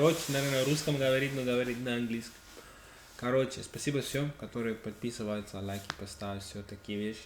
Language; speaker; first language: Russian; non-native, learner; English